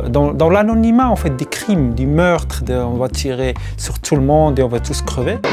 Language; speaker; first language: French; non-native, local second language; Arabic